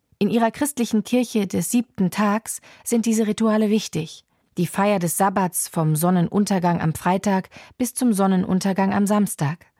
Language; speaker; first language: German; native; German